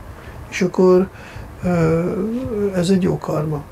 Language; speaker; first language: Hungarian; non-native, fluent; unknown